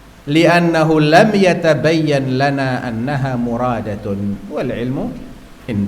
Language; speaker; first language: Arabic; non-native, fluent; Indonesian